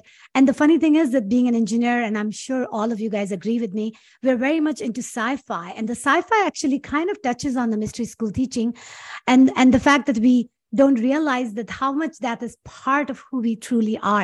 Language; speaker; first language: English; non-native, local second language; Urdu